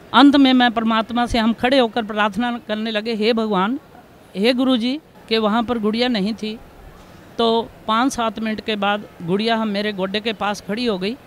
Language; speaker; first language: Hindi; native; Hindi